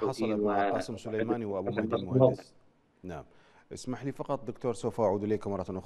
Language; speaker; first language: Arabic; native; Arabic